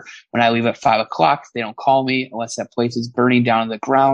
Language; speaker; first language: English; native; English